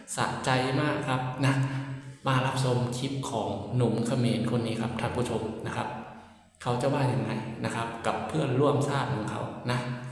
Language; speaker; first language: Thai; native; Thai